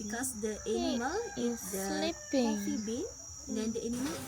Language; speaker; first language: English; non-native, learner; Indonesian